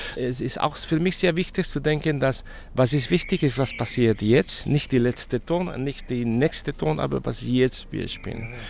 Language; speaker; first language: German; non-native, fluent; Spanish